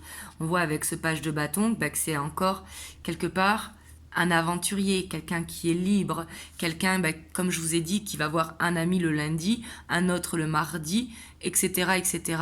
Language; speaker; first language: French; native; French